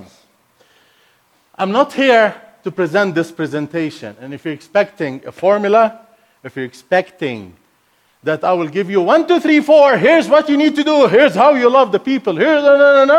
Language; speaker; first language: English; non-native, fluent; Arabic